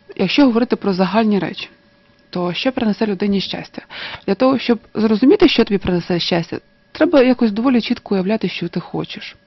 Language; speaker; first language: Ukrainian; native; Ukrainian